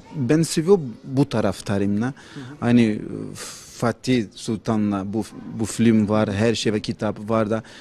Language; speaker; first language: Turkish; non-native, learner; Portuguese